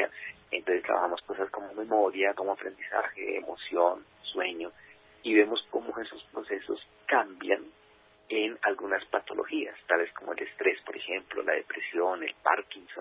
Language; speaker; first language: Spanish; native; Spanish